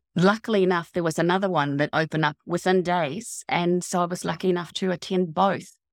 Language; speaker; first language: English; non-native, fluent; Swedish